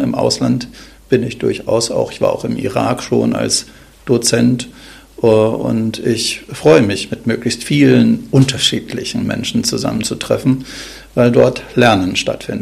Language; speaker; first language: German; native; German